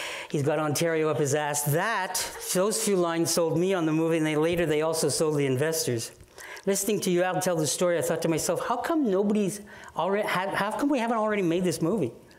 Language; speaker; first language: English; native; English